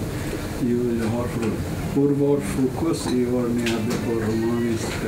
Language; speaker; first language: Swedish; non-native, learner; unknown